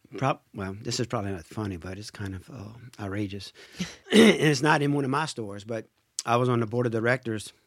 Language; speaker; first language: English; native; English